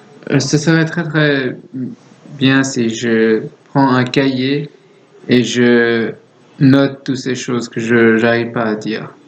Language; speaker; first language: French; non-native, learner; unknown